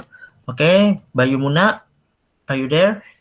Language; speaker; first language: English; non-native, local second language; Indonesian